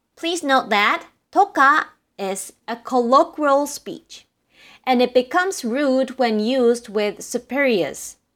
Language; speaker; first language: English; non-native, fluent; Japanese